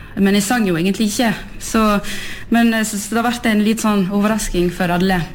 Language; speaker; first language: Norwegian; early bilingual, heritage; French